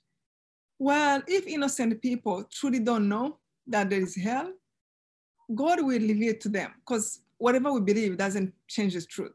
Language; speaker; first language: English; non-native, local second language; Kinyarwanda